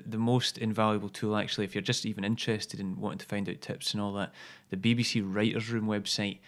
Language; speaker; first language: English; native; English